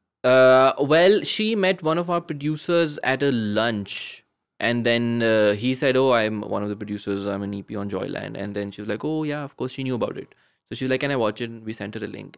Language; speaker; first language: English; non-native, local second language; Urdu